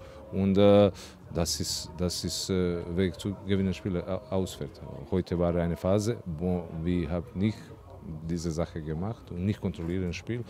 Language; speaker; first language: German; non-native, learner; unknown